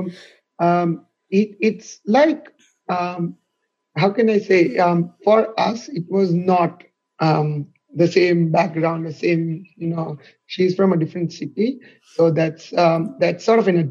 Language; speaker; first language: English; non-native, local second language; Gujarati